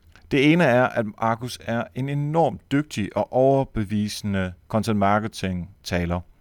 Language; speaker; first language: Danish; native; Danish